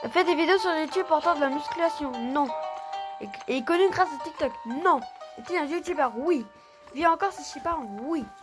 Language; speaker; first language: French; native; French